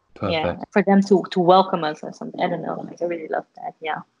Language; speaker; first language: English; non-native, fluent; Dutch